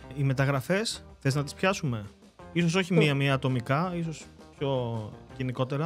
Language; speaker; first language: Greek; native; Greek